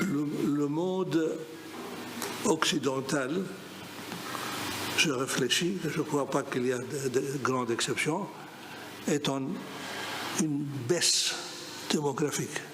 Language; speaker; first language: French; non-native, fluent; Greek